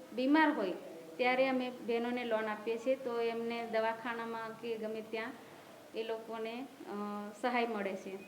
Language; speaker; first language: Gujarati; non-native, local second language; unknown